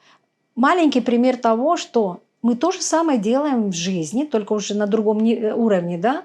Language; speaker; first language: Russian; native; Russian